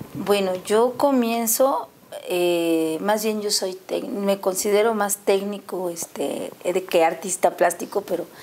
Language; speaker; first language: Spanish; native; Spanish